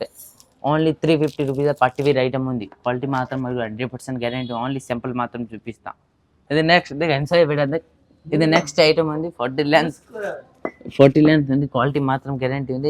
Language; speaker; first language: Telugu; non-native, local second language; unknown